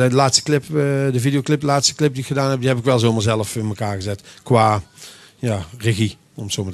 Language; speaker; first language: Dutch; native; Dutch